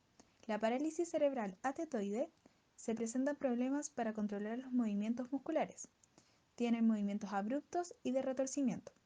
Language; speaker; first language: Spanish; native; Spanish